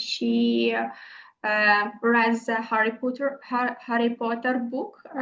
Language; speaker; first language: English; non-native, learner; Ukrainian